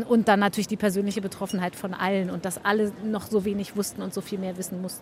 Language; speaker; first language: German; native; German